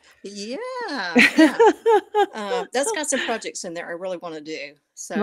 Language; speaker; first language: English; native; English